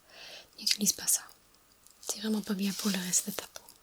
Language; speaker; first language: French; non-native, fluent; English